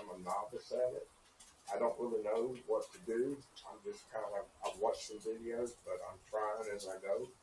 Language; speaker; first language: English; native; English